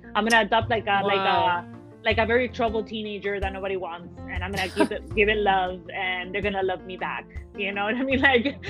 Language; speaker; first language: English; early bilingual, other home language; Spanish